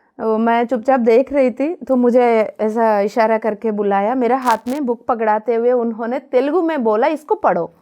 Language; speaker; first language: Hindi; non-native, local second language; Telugu